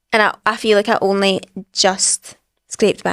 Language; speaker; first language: English; native; English